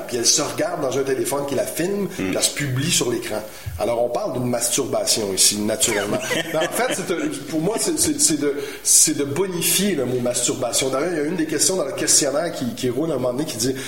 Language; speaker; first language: French; native; French